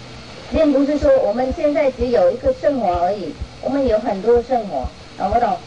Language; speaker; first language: Chinese; non-native, fluent; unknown